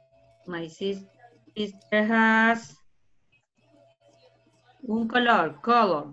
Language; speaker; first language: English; non-native, learner; Spanish